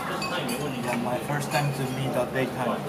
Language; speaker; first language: English; non-native, learner; Japanese